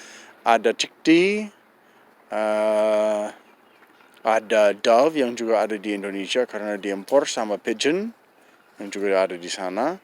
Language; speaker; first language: Indonesian; non-native, fluent; English